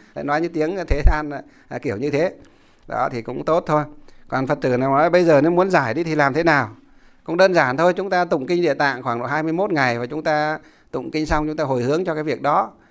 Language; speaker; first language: Vietnamese; non-native, local second language; Muong